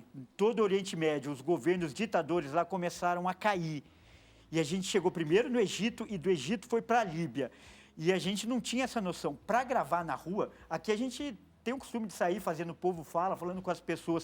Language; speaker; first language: Portuguese; native; Portuguese